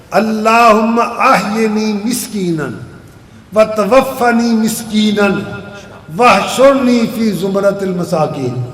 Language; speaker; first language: Urdu; non-native, local second language; Punjabi